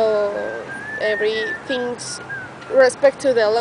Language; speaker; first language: English; non-native, learner; Spanish